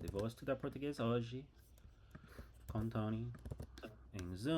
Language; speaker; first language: Portuguese; non-native, fluent; English